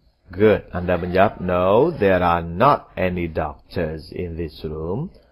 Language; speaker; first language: English; non-native, fluent; Indonesian